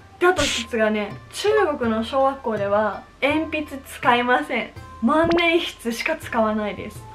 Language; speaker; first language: Japanese; early bilingual, other home language; Chinese